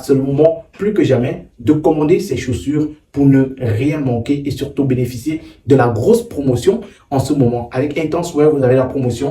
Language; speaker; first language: French; native; French